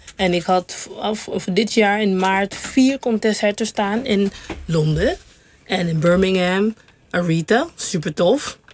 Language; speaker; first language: Dutch; non-native, local second language; English